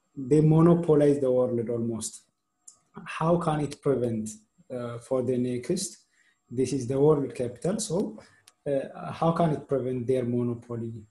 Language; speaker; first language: English; non-native, fluent; Amharic